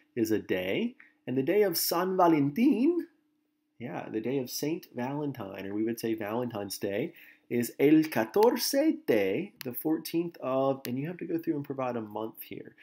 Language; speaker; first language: English; native; English